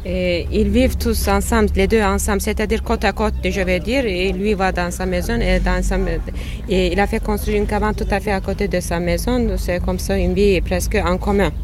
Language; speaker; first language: French; non-native, fluent; Turkish